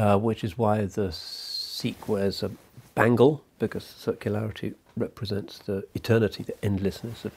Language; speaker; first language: English; native; English